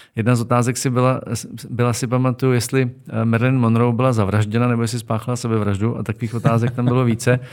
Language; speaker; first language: Czech; native; Czech